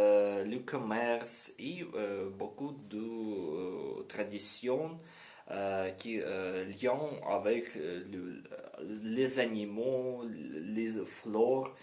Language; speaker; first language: French; non-native, learner; Ukrainian